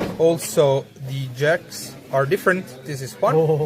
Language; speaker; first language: English; non-native, fluent; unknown